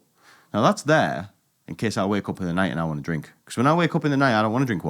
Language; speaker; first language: English; native; English